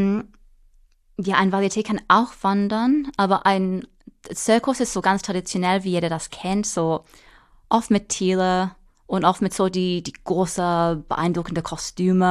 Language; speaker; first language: German; non-native, fluent; English